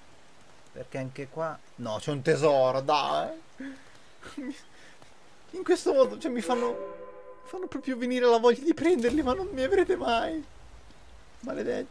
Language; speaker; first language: Italian; native; Italian